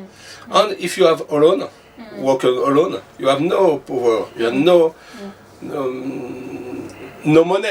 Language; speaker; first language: English; non-native, learner; French